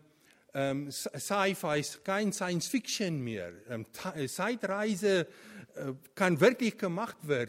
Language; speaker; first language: German; non-native, fluent; Afrikaans